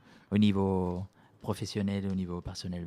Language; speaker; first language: French; non-native, fluent; Spanish